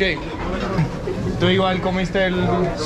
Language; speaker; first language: Spanish; non-native, fluent; Danish